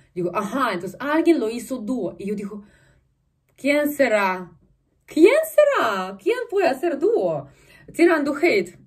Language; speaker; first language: Spanish; non-native, fluent; Russian